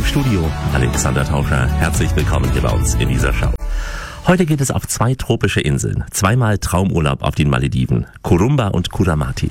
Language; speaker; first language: German; native; German